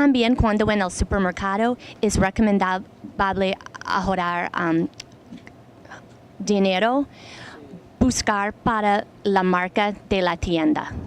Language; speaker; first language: Spanish; non-native, learner; English